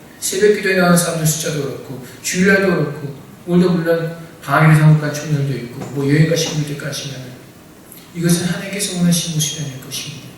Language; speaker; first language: Korean; native; Korean